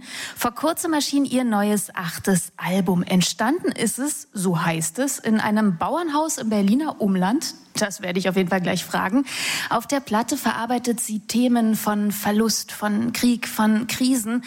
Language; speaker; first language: German; native; German